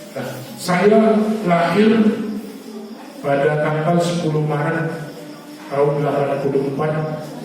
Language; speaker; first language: Indonesian; non-native, local second language; Batak Toba